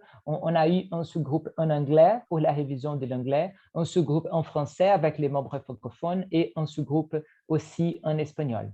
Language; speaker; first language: French; non-native, fluent; Portuguese